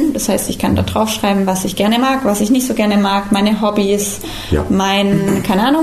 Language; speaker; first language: German; native; German